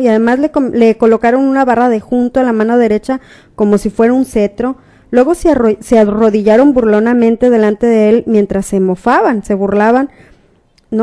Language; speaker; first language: Spanish; native; Spanish